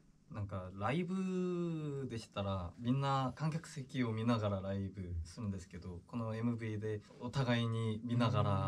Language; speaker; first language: Japanese; non-native, fluent; Korean